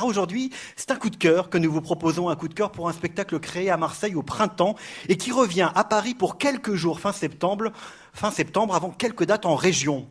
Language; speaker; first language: French; native; French